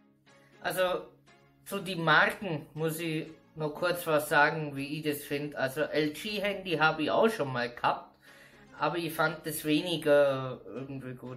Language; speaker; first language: German; native; German